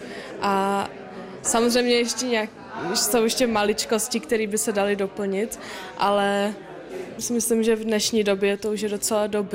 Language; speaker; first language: Czech; early bilingual, heritage; German